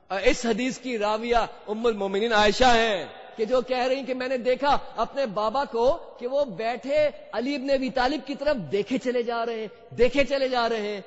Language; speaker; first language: Urdu; native; Urdu